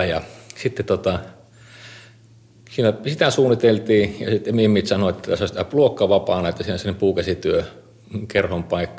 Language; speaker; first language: Finnish; native; Finnish